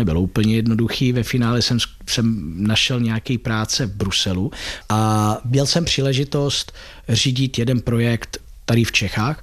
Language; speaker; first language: Czech; non-native, learner; Italian